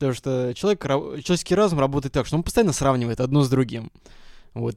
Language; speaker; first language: Russian; native; Russian